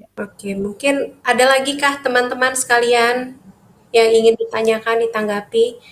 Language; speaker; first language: Indonesian; native; Indonesian